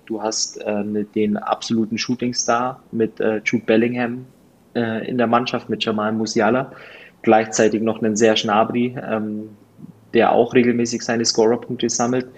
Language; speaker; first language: German; native; German